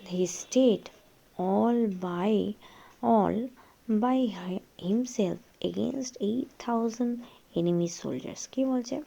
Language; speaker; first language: English; non-native, local second language; Bangla